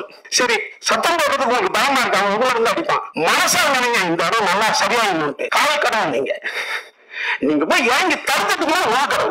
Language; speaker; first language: Tamil; native; Tamil